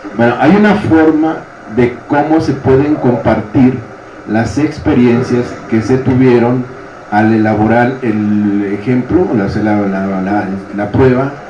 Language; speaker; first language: Spanish; native; Spanish